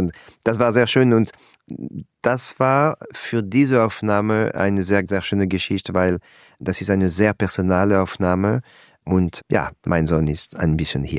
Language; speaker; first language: German; non-native, learner; French